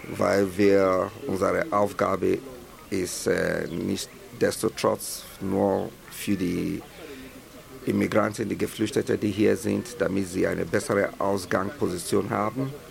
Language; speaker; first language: German; non-native, fluent; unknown